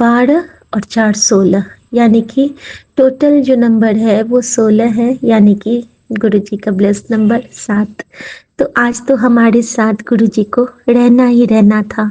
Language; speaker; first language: Hindi; native; Hindi